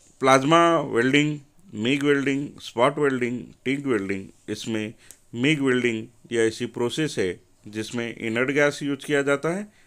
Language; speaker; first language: Hindi; non-native, local second language; Marathi